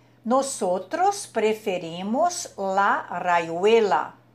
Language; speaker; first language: Spanish; non-native, fluent; Portuguese